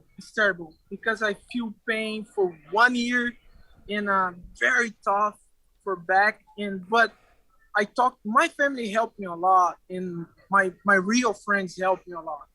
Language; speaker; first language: English; non-native, learner; Portuguese